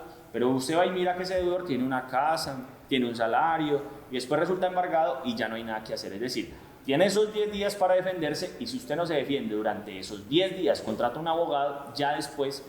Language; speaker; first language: Spanish; native; Spanish